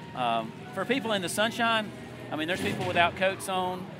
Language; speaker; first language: English; native; English